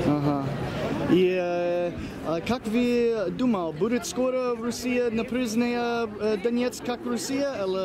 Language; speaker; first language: Russian; non-native, learner; English